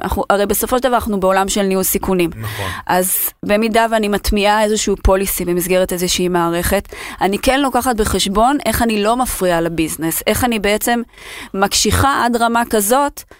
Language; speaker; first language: Hebrew; native; Hebrew